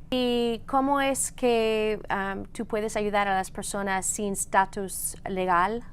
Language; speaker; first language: Spanish; non-native, fluent; English